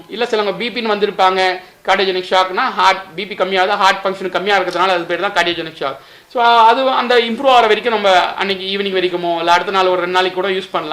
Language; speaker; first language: Tamil; native; Tamil